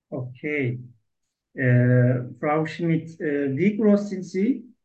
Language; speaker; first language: German; non-native, learner; Turkish